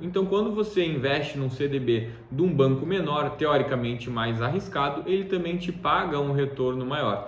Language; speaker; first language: Portuguese; native; Portuguese